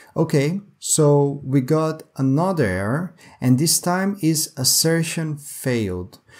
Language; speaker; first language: English; non-native, fluent; Portuguese